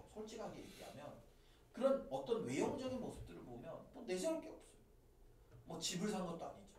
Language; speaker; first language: Korean; native; Korean